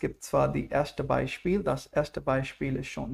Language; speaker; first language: German; non-native, fluent; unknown